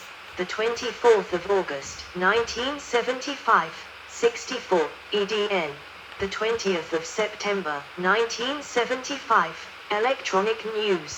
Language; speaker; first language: English; non-native, learner; Danish